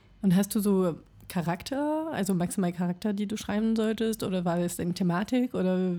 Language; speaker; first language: German; non-native, fluent; French